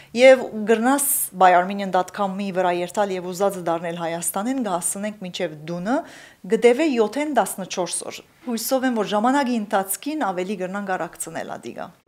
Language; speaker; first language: Armenian; early bilingual, heritage; Armenian